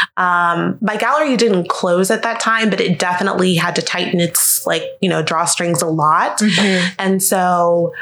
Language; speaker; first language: English; native; English